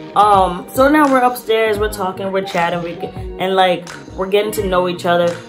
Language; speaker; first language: English; native; English